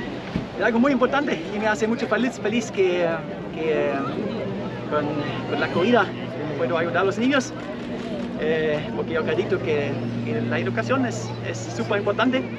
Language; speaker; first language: Spanish; non-native, fluent; German